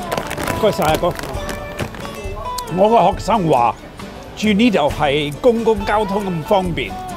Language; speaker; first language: Chinese; non-native, fluent; English